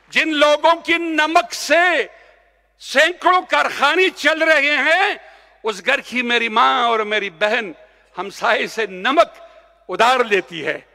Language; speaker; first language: Urdu; non-native, local second language; Pashto